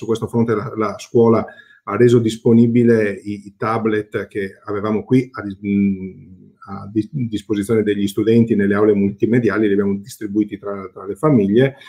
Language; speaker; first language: Italian; native; Italian